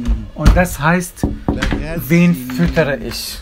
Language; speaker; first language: German; non-native, fluent; Arabic